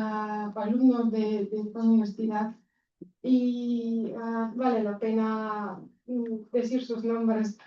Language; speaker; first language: Spanish; non-native, fluent; Bulgarian